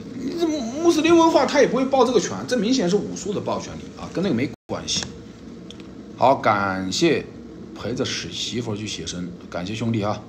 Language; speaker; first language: Chinese; native; Chinese